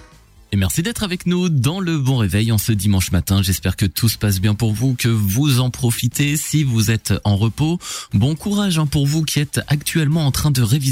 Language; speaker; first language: French; native; French